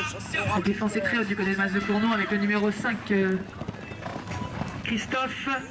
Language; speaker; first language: French; native; French